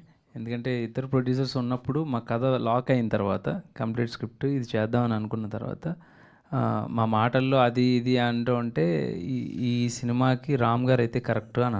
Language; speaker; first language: Telugu; native; Telugu